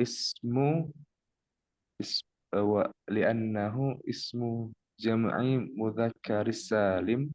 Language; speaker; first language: Arabic; non-native, learner; Indonesian